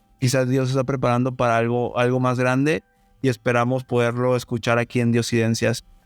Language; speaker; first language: Spanish; native; Spanish